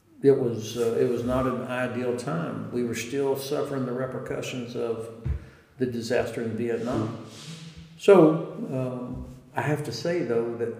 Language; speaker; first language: English; native; English